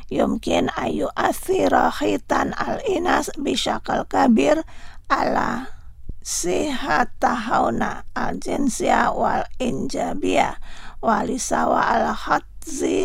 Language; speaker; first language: Arabic; non-native, fluent; Indonesian